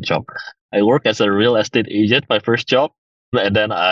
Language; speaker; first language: English; early bilingual, other home language; Indonesian